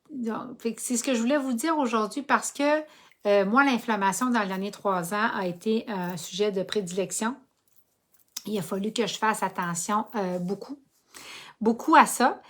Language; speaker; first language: French; native; French